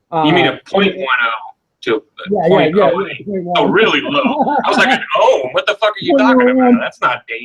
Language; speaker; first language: English; native; English